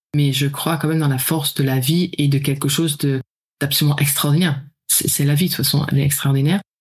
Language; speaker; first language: French; non-native, fluent; Dutch